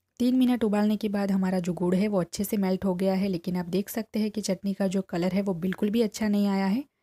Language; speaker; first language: Hindi; non-native, local second language; Gujarati